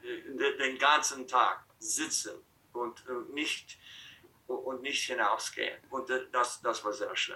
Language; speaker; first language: German; non-native, fluent; English